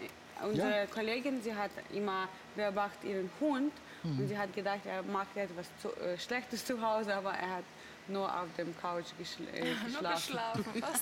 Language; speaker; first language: German; non-native, learner; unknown